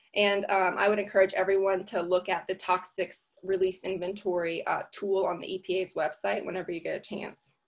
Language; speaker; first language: English; native; English